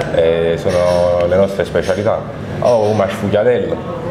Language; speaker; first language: Italian; non-native, local second language; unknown